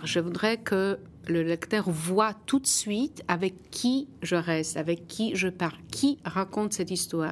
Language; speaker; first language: French; non-native, fluent; Polish